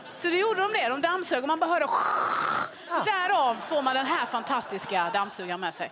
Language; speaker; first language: Swedish; native; Swedish